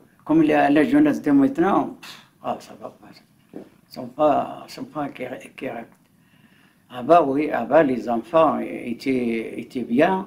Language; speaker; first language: French; non-native, learner; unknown